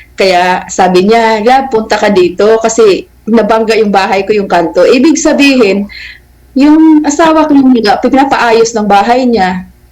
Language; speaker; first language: Filipino; non-native, local second language; Waray